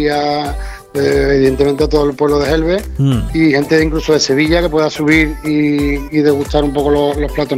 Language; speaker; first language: Spanish; native; Spanish